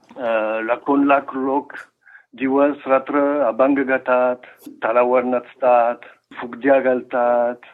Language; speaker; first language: Marathi; non-native, fluent; French